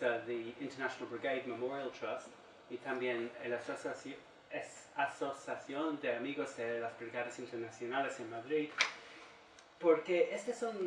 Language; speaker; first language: Spanish; non-native, learner; English